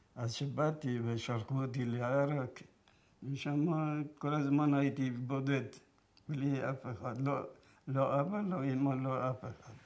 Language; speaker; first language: Hebrew; non-native, fluent; Persian